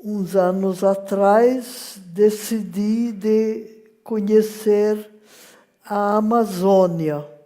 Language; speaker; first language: Portuguese; non-native, fluent; French